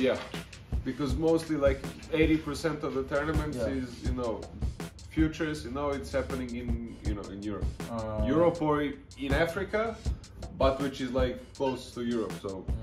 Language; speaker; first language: English; non-native, fluent; Serbian